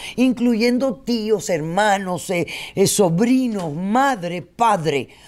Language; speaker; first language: Spanish; early bilingual, heritage; Spanish